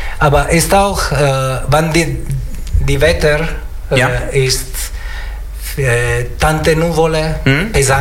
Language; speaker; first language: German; non-native, learner; Italian